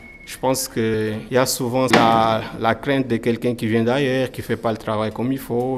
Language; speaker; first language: French; non-native, fluent; Portuguese